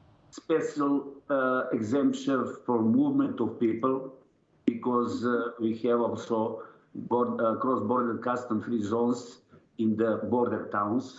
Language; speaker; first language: English; non-native, learner; Serbian